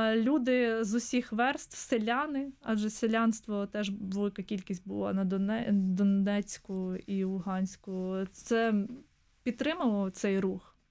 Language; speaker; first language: Ukrainian; native; Ukrainian